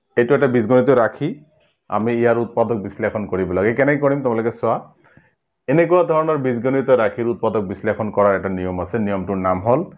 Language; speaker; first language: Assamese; non-native, local second language; Bangla